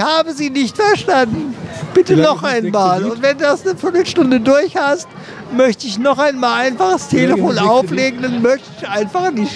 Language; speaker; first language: German; native; German